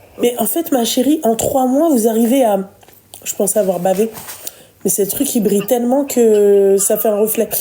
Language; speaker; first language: French; native; French